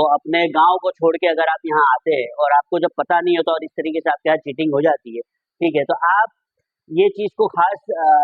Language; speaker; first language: Hindi; non-native, local second language; Gujarati